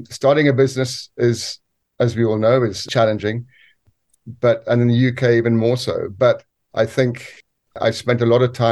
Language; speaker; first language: English; native; English